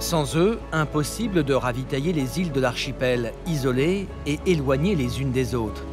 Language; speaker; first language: French; native; French